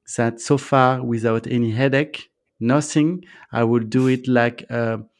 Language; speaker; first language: English; non-native, fluent; French